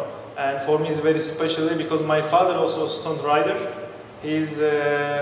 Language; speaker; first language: English; non-native, learner; Turkish